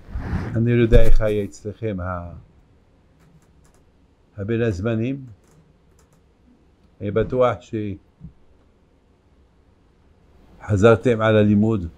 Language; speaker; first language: Hebrew; non-native, fluent; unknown